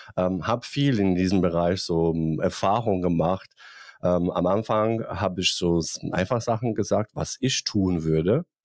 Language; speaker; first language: German; non-native, fluent; Bosnian